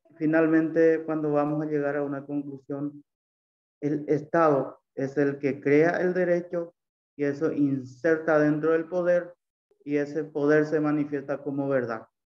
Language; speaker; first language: Spanish; native; Spanish